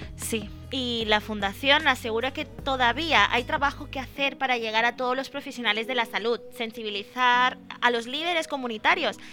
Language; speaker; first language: Spanish; early bilingual, other home language; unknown